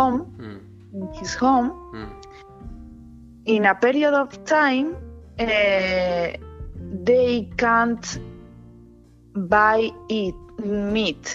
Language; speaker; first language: English; non-native, learner; Spanish